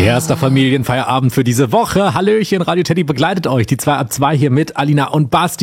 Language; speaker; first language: German; native; German